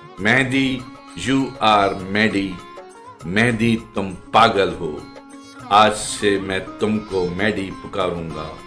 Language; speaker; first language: Urdu; native; Urdu